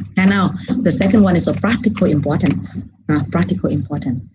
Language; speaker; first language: English; non-native, fluent; Vietnamese